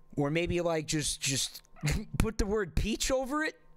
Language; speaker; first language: English; native; English